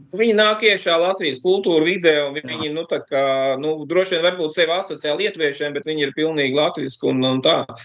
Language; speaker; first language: Latvian; native; Latvian